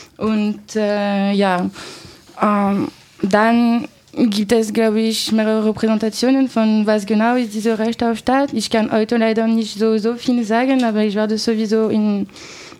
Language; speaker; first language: German; non-native, learner; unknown